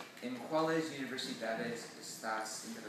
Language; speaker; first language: Spanish; non-native, learner; English